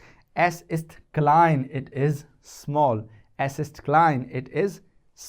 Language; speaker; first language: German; non-native, fluent; Hindi